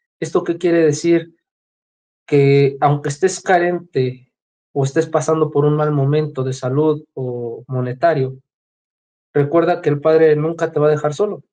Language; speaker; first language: Spanish; native; Spanish